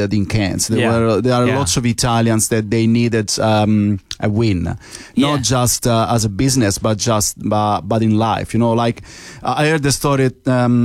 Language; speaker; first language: English; non-native, fluent; Italian